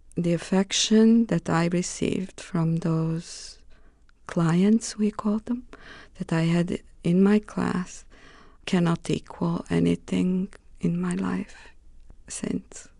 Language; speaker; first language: English; non-native, fluent; Romanian